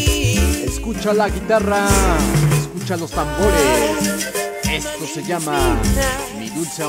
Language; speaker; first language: Spanish; native; Spanish